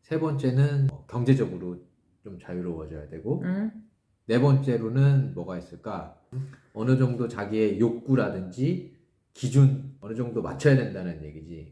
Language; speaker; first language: Korean; native; Korean